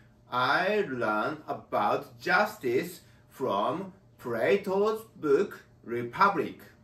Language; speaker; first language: English; non-native, learner; Japanese